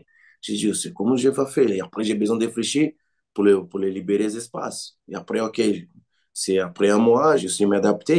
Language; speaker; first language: French; non-native, learner; Portuguese